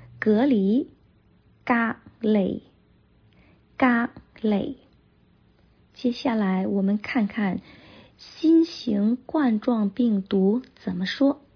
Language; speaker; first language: Chinese; non-native, local second language; Cantonese